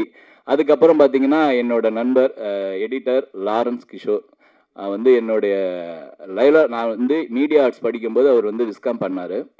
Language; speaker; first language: Tamil; native; Tamil